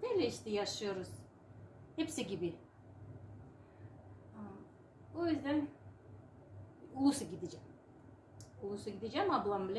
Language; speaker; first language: Turkish; non-native, learner; Uzbek